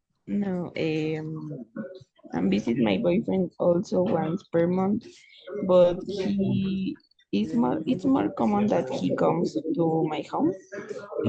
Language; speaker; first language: English; non-native, fluent; Spanish